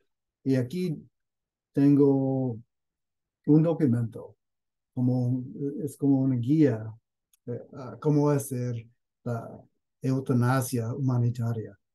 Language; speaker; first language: Spanish; non-native, fluent; English